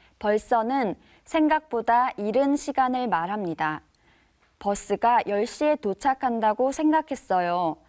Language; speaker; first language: Korean; native; Korean